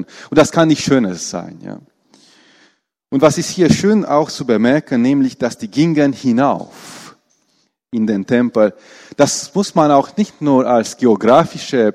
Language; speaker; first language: German; non-native, fluent; Romanian